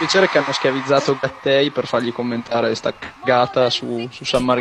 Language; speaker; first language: Italian; native; Italian